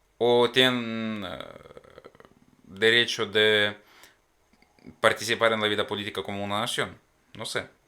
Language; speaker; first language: Spanish; non-native, fluent; Ukrainian